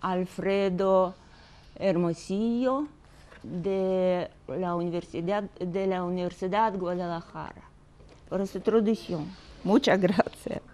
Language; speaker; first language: Spanish; non-native, fluent; Russian